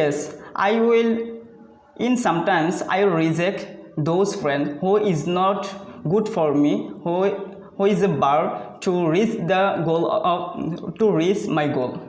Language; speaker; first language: English; non-native, learner; Bangla